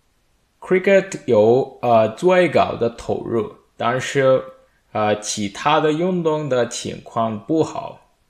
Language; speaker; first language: Chinese; non-native, learner; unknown